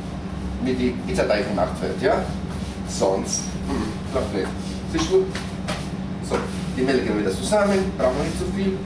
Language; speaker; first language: German; non-native, fluent; Italian